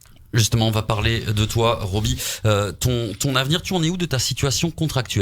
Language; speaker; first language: French; native; French